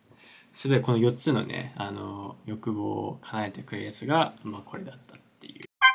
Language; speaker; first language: Japanese; native; Japanese